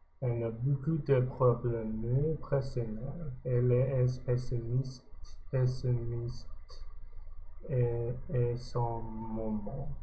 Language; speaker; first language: French; non-native, learner; English